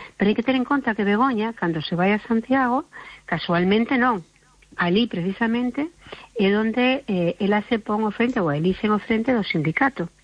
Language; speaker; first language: Galician; non-native, local second language; Spanish